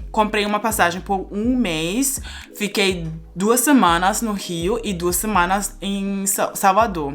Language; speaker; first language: Portuguese; non-native, fluent; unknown